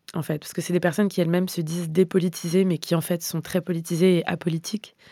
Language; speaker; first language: French; native; French